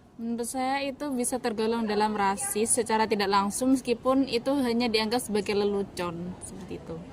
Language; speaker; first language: Indonesian; native; Indonesian